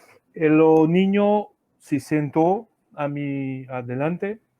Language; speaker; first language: Spanish; non-native, learner; Portuguese